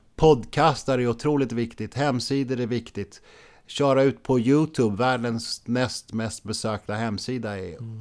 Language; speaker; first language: Swedish; native; Swedish